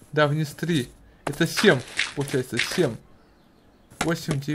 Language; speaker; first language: Russian; native; Russian